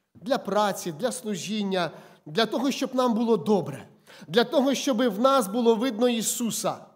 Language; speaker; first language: Ukrainian; native; Ukrainian